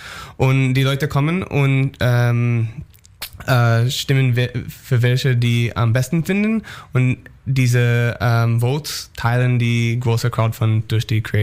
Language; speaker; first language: German; non-native, learner; English